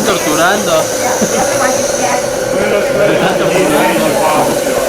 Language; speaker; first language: Spanish; native; Spanish